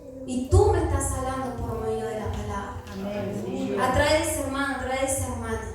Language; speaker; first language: Spanish; native; Spanish